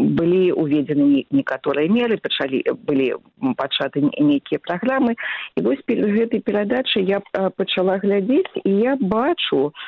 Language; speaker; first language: Belarusian; native; Belarusian